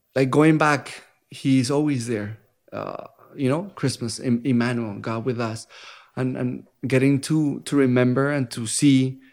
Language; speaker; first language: English; non-native, fluent; Spanish